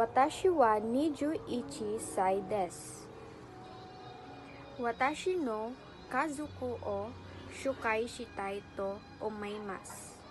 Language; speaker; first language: Japanese; non-native, learner; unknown